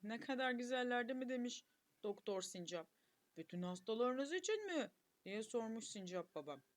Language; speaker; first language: Turkish; native; Turkish